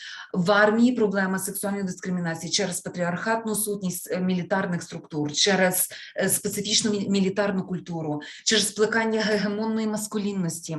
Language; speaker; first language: Ukrainian; native; Ukrainian